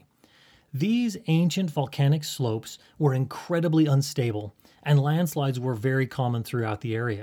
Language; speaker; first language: English; native; English